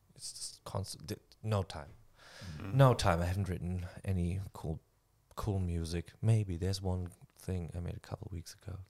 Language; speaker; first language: English; non-native, fluent; German